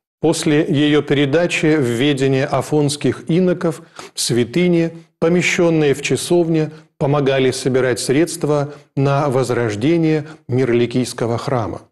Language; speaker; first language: Russian; native; Russian